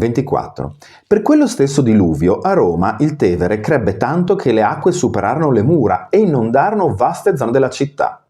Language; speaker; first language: Italian; native; Italian